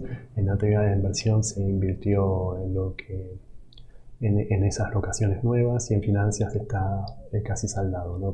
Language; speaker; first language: Spanish; native; Spanish